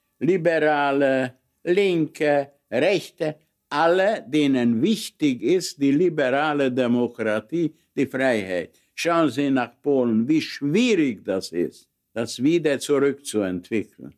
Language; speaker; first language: German; non-native, fluent; Hungarian